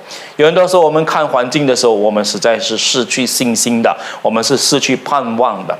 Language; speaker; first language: Chinese; native; Chinese